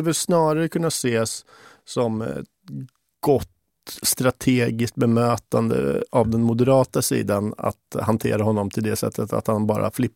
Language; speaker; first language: Swedish; native; Swedish